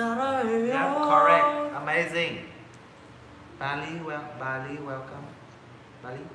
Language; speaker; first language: English; non-native, learner; Vietnamese